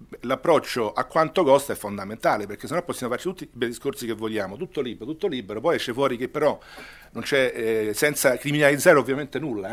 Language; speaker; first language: Italian; native; Italian